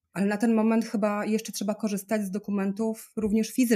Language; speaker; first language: Polish; native; Polish